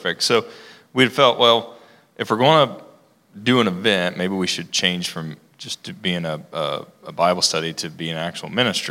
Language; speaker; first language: English; native; English